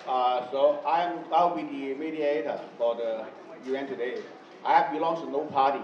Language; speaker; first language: English; non-native, learner; Chinese